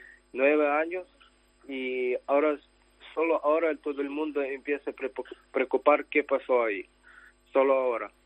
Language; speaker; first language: Spanish; non-native, learner; Ukrainian